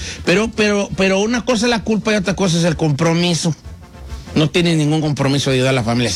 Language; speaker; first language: Spanish; native; Spanish